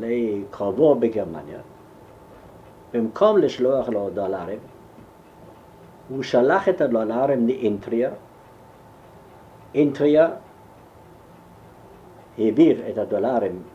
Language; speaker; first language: Hebrew; non-native, fluent; German